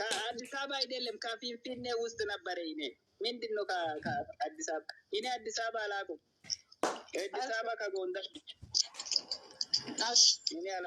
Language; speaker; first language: Amharic; non-native, local second language; Oromo